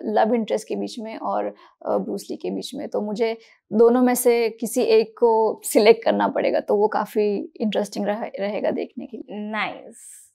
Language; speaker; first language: Hindi; non-native, local second language; Marathi